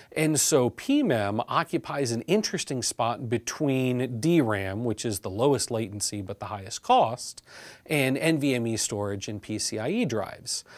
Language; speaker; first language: English; native; English